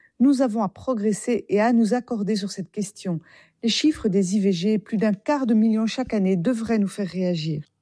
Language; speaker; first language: French; native; French